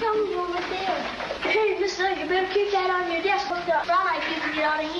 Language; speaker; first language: English; native; English